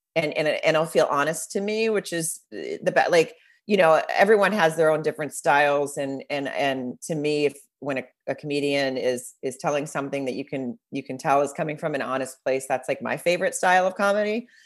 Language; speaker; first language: English; native; English